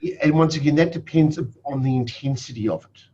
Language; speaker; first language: English; native; English